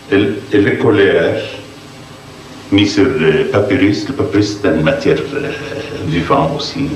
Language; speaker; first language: French; non-native, fluent; Arabic